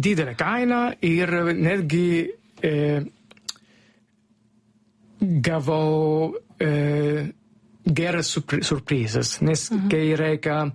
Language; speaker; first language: Lithuanian; non-native, learner; Italian